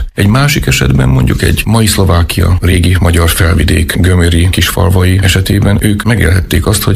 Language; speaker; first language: Hungarian; native; Hungarian